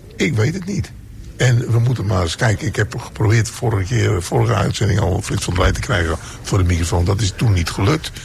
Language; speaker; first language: Dutch; native; Dutch